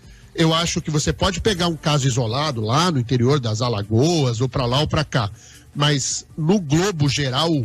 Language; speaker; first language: Portuguese; native; Portuguese